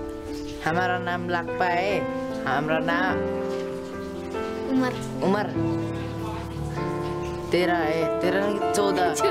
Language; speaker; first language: Hindi; non-native, local second language; Nepali